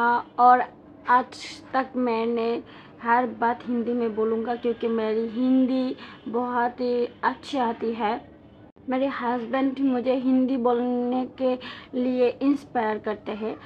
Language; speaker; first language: Hindi; non-native, learner; Bangla